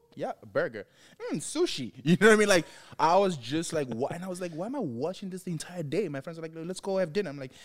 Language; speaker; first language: English; non-native, local second language; Tswana